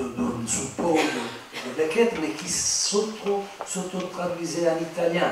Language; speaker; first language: French; non-native, fluent; Italian